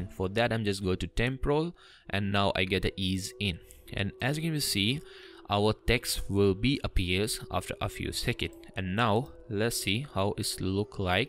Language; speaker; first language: English; non-native, fluent; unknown